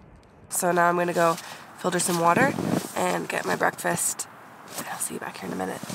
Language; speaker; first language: English; native; English